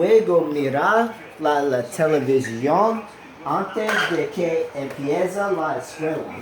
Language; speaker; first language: Spanish; non-native, learner; English